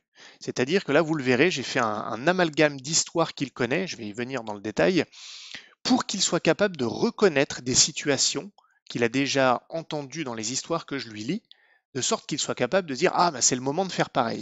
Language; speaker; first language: French; native; French